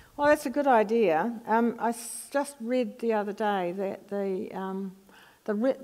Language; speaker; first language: English; native; English